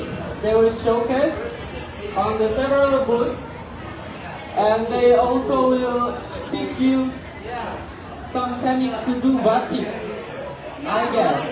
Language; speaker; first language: English; non-native, fluent; Indonesian